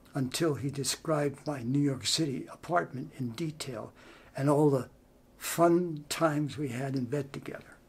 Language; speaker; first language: English; native; English